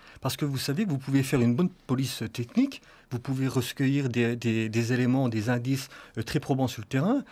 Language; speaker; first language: French; native; French